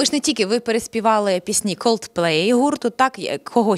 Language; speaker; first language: Ukrainian; native; Ukrainian